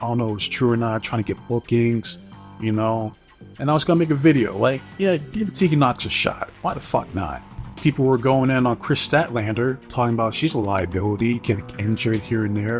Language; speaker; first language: English; native; English